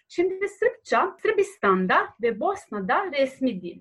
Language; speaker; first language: Turkish; non-native, fluent; Serbian